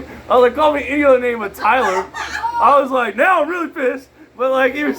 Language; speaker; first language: English; native; English